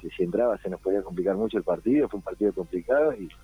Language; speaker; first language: Spanish; native; Spanish